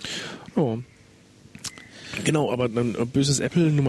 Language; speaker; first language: German; native; German